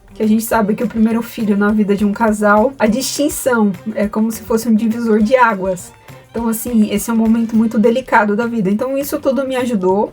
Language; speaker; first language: Portuguese; native; Portuguese